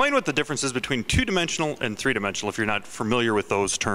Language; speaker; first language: English; native; English